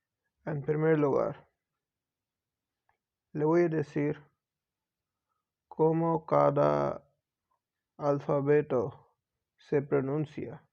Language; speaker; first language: Spanish; non-native, learner; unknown